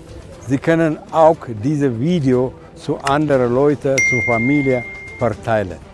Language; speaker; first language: German; non-native, fluent; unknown